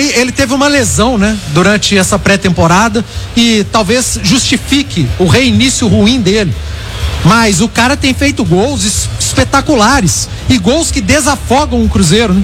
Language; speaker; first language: Portuguese; native; Portuguese